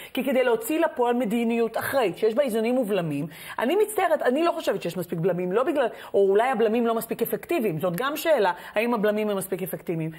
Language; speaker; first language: Hebrew; native; Hebrew